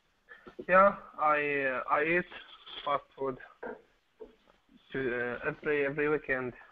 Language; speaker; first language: English; non-native, learner; Arabic